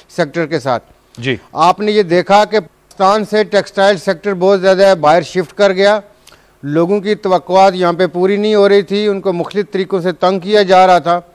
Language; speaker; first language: Urdu; non-native, local second language; Punjabi